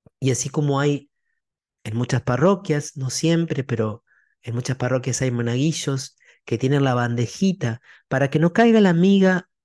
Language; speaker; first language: Spanish; native; Spanish